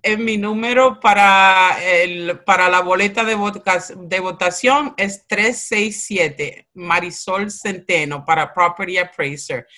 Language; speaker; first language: Spanish; early bilingual, other home language; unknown